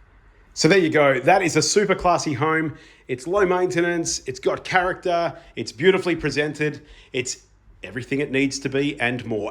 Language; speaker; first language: English; native; English